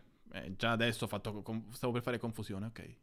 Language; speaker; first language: Italian; native; Italian